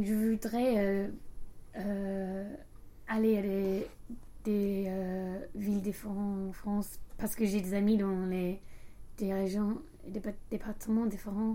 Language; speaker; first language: French; non-native, learner; English